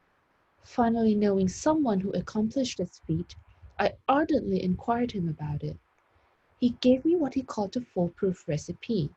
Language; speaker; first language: English; non-native, fluent; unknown